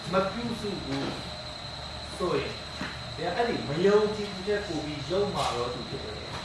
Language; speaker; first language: Burmese; non-native, local second language; Hakha Chin